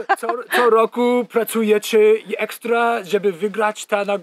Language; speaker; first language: Polish; non-native, learner; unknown